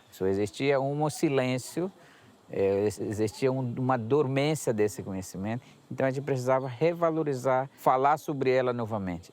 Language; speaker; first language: Portuguese; non-native, local second language; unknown